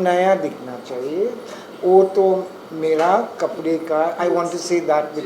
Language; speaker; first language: Hindi; non-native, local second language; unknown